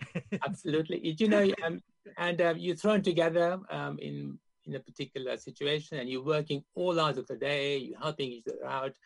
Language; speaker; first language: English; non-native, local second language; Gujarati